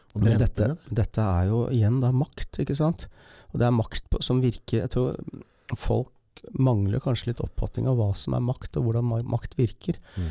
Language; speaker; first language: Norwegian; native; Norwegian